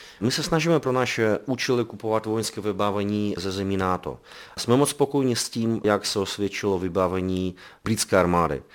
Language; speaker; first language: Czech; non-native, fluent; Belarusian